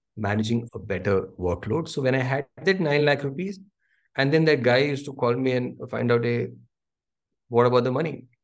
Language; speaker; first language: English; non-native, local second language; Hindi